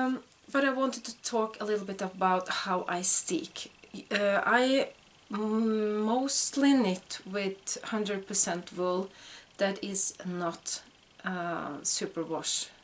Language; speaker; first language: English; non-native, fluent; Norwegian